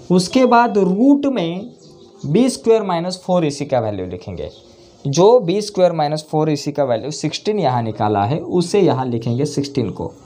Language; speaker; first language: Hindi; non-native, local second language; Marathi